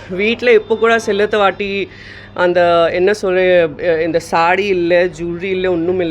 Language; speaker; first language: Tamil; non-native, local second language; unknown